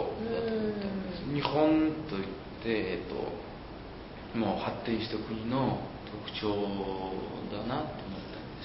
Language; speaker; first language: Japanese; non-native, fluent; Uzbek